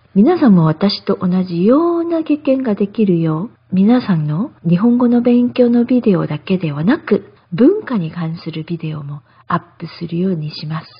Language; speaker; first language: Japanese; non-native, fluent; Korean